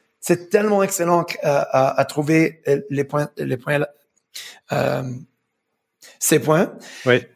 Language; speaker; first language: French; early bilingual, heritage; French